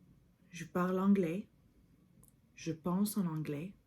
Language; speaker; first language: French; non-native, fluent; English